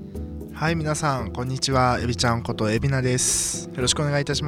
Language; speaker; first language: Japanese; native; Japanese